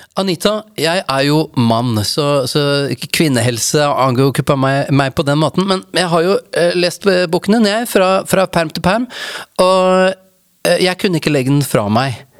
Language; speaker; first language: Norwegian; native; Norwegian